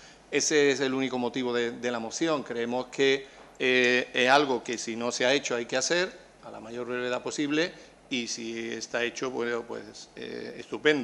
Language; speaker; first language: Spanish; native; Spanish